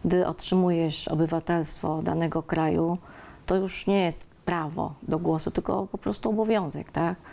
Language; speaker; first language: Polish; early bilingual, other home language; Vietnamese